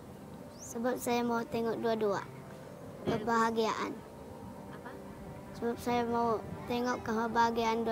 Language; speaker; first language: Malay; non-native, local second language; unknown